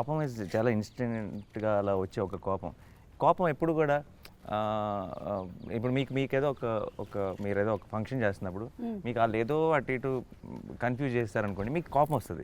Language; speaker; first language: Telugu; native; Telugu